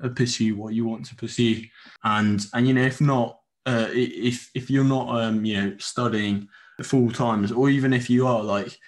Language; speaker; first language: English; non-native, fluent; Spanish